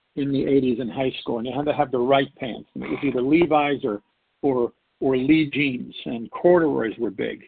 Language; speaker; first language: English; native; English